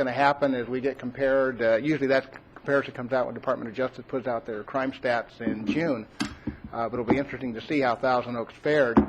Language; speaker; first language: English; native; English